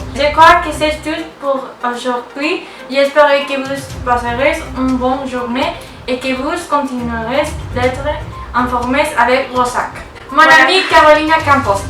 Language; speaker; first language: French; non-native, learner; Spanish